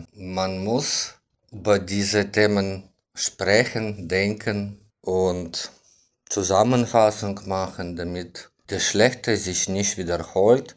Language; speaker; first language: German; non-native, fluent; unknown